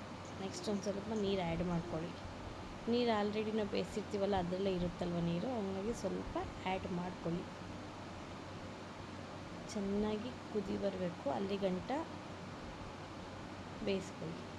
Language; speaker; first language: Kannada; native; Kannada